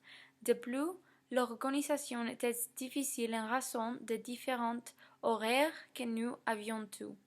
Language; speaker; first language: French; non-native, learner; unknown